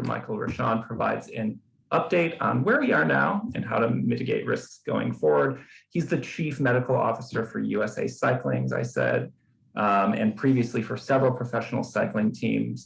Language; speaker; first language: English; native; English